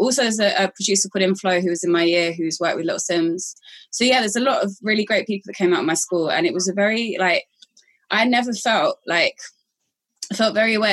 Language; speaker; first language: English; native; English